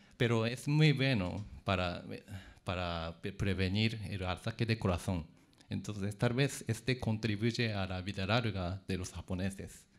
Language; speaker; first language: Spanish; non-native, fluent; Japanese